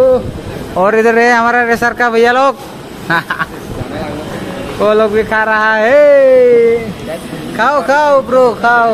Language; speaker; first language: Hindi; non-native, local second language; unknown